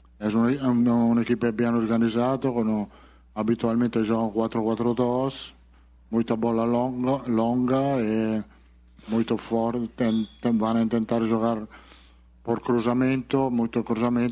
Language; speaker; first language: Portuguese; non-native, fluent; Italian